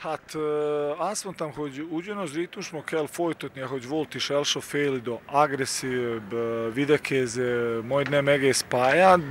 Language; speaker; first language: Hungarian; non-native, learner; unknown